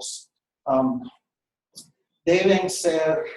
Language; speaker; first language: Spanish; non-native, fluent; English